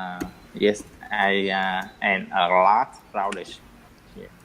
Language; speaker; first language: English; non-native, learner; Vietnamese